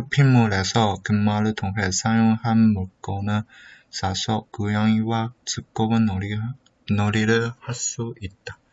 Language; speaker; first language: Korean; non-native, learner; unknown